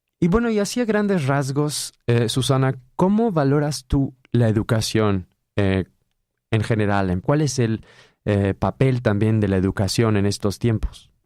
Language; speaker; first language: Spanish; native; Spanish